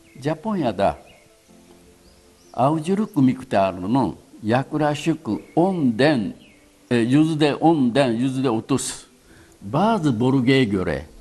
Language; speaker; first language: Turkish; non-native, learner; Japanese